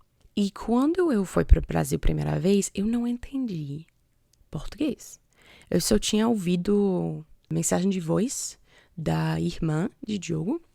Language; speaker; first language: Portuguese; non-native, fluent; English